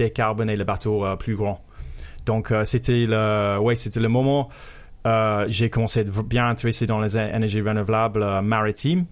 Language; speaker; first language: French; non-native, fluent; English